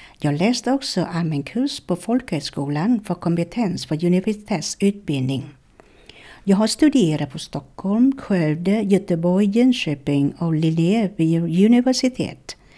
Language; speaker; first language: Swedish; non-native, fluent; Vietnamese